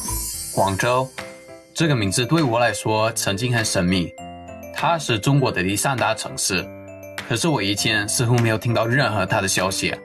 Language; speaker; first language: Chinese; non-native, fluent; English